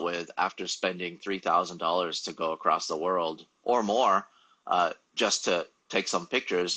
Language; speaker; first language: English; native; English